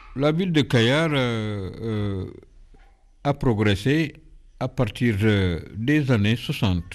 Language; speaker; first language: French; non-native, local second language; Wolof